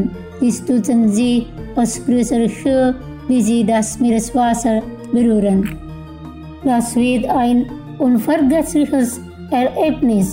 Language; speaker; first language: German; non-native, fluent; Indonesian